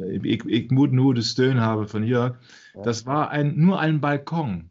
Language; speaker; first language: Dutch; non-native, learner; German